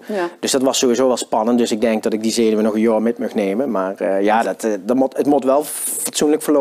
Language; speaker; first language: Dutch; native; Dutch